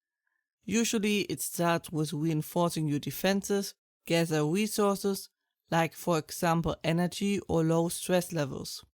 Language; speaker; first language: English; non-native, fluent; German